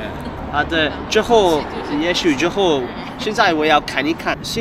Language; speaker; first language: Chinese; non-native, learner; English